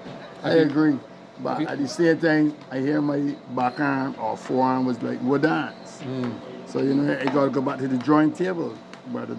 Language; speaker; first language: English; native; English